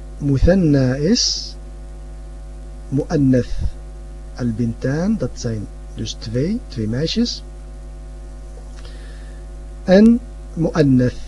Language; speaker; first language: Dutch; early bilingual, other home language; Arabic